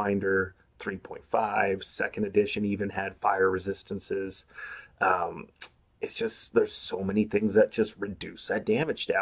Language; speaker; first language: English; native; English